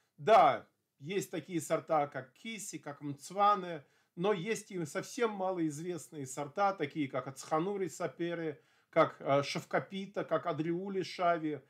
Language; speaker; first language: Russian; native; Russian